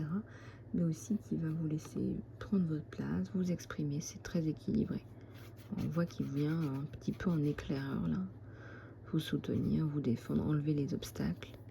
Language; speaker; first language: French; native; French